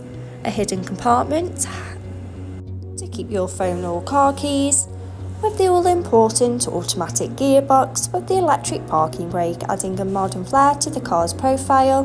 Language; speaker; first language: English; native; English